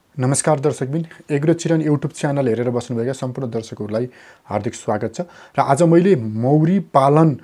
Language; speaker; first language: Nepali; native; Nepali